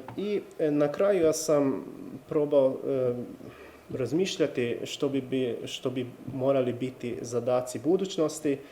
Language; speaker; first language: Bosnian; non-native, fluent; Hungarian